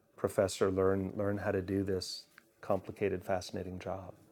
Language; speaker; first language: English; native; English